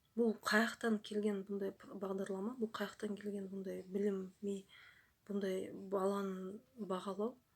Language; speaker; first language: Kazakh; non-native, local second language; Russian